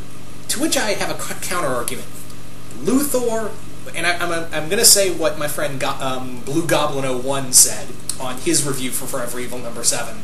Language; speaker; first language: English; native; English